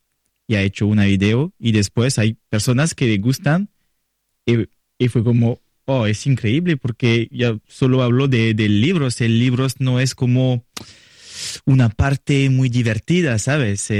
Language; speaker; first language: Spanish; non-native, learner; French